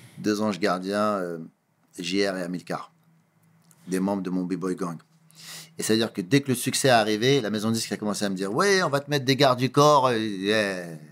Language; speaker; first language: French; early bilingual, other home language; Kabuverdianu